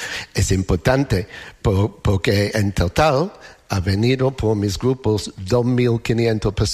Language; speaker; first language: Spanish; non-native, learner; English